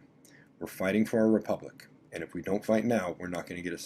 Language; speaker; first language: English; native; English